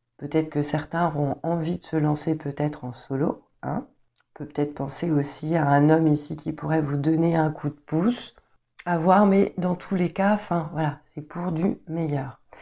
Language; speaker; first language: French; native; French